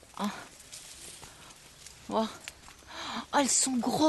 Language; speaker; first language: French; native; French